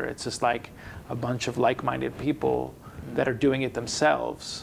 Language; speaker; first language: English; native; English